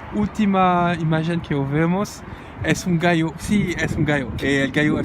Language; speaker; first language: Spanish; non-native, learner; French